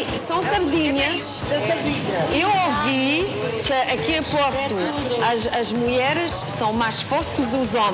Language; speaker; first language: Portuguese; non-native, learner; French